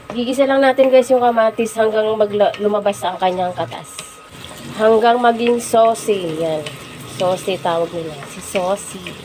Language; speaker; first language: Filipino; non-native, local second language; Cebuano